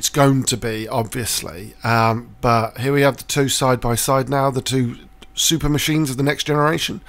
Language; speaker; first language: English; native; English